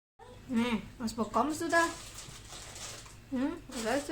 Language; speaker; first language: German; non-native, learner; Indonesian